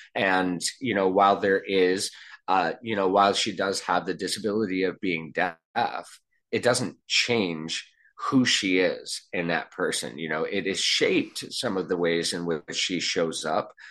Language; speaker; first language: English; native; English